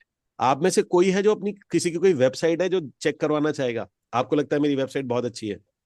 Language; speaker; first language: Hindi; native; Hindi